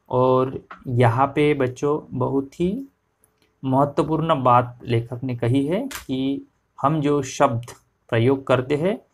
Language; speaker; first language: Hindi; non-native, local second language; Marathi